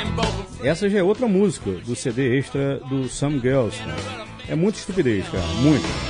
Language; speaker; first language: Portuguese; native; Portuguese